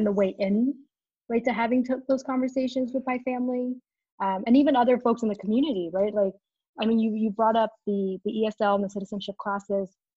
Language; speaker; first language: English; native; English